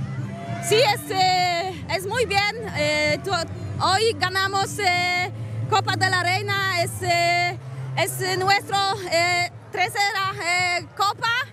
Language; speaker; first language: Spanish; non-native, learner; Polish